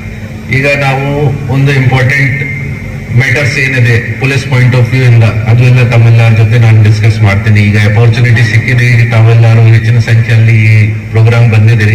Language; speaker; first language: Kannada; non-native, local second language; Hindi